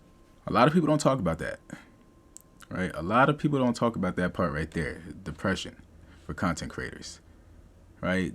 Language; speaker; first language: English; native; English